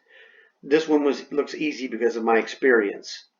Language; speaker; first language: English; native; English